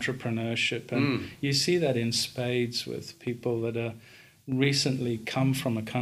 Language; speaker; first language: English; native; English